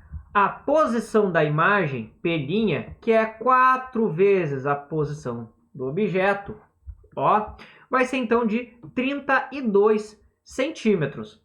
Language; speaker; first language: Portuguese; native; Portuguese